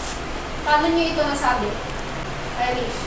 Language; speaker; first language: Filipino; native; Filipino